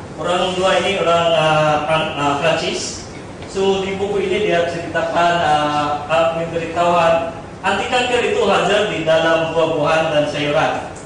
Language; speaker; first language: Indonesian; non-native, fluent; Filipino